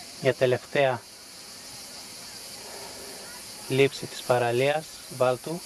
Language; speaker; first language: Greek; native; Greek